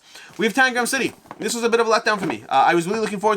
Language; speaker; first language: English; native; English